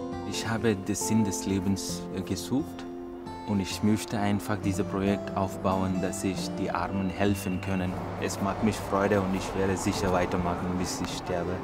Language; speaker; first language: German; non-native, fluent; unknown